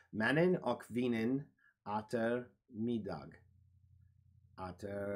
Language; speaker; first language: Swedish; non-native, learner; English